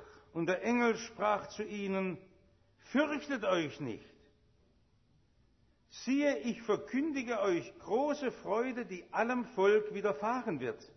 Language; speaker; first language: German; native; German